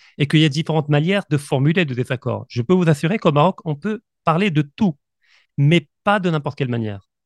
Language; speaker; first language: French; non-native, local second language; Arabic